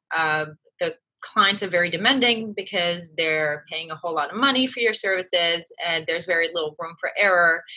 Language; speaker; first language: English; early bilingual, other home language; French